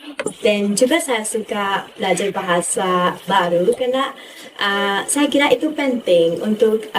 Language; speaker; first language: Indonesian; non-native, fluent; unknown